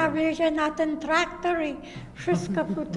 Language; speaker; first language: Polish; early bilingual, heritage; Polish